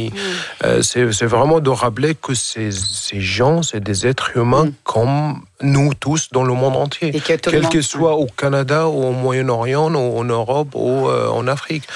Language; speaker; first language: French; non-native, fluent; Arabic